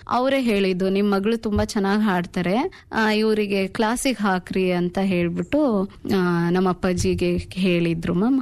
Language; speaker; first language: Kannada; non-native, local second language; Urdu